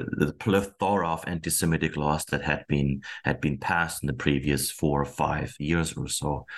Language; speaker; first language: English; non-native, fluent; German